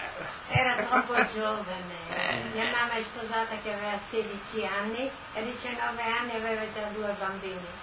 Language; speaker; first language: Italian; non-native, local second language; Friulian